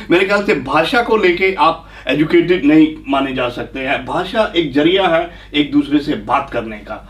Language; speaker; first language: Hindi; native; Hindi